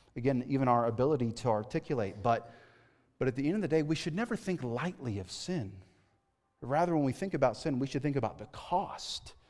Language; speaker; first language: English; native; English